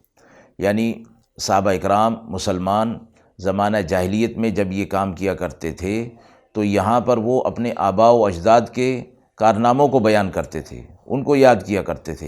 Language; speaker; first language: Urdu; native; Urdu